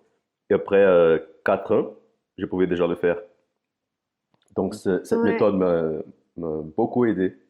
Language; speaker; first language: French; non-native, fluent; Portuguese